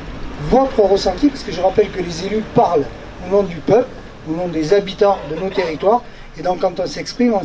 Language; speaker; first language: French; native; French